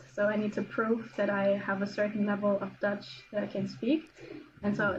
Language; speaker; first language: English; non-native, fluent; German